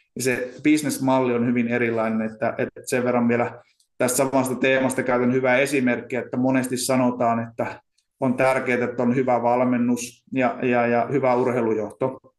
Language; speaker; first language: Finnish; native; Finnish